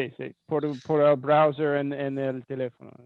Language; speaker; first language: Spanish; non-native, learner; English